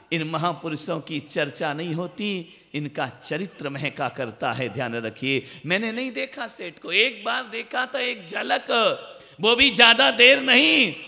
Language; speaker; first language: Hindi; native; Hindi